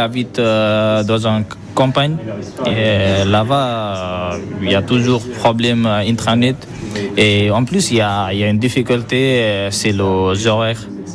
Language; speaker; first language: French; non-native, learner; Bangla